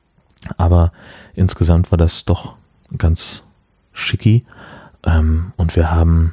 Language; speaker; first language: German; native; German